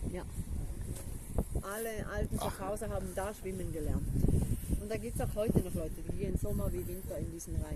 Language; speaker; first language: German; native; German